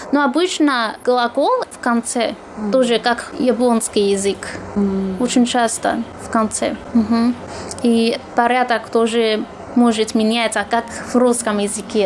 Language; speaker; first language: Russian; non-native, fluent; Chinese